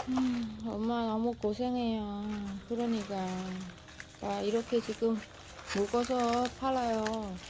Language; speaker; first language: Korean; non-native, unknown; Vietnamese